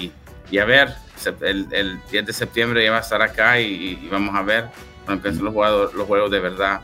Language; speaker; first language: Spanish; early bilingual, heritage; English